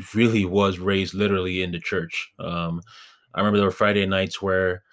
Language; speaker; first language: English; early bilingual, other home language; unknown